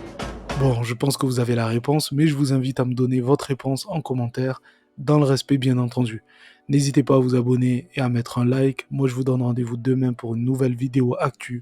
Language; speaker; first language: French; native; French